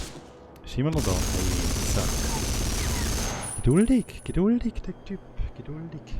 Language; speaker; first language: German; native; German